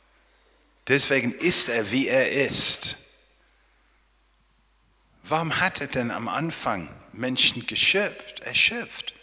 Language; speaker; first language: German; non-native, fluent; English